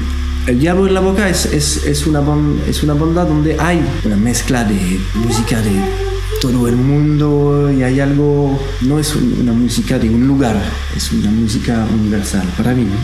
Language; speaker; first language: Spanish; non-native, learner; French